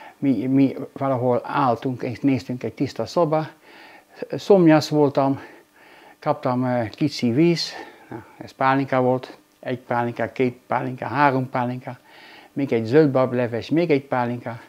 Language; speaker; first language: Hungarian; non-native, learner; Dutch